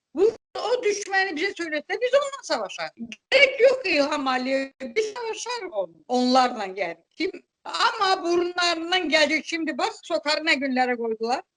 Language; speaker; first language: Turkish; non-native, fluent; Azerbaijani